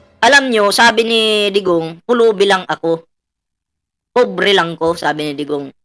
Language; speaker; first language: Filipino; non-native, local second language; Cebuano